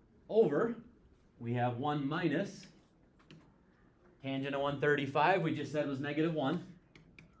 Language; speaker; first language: English; native; English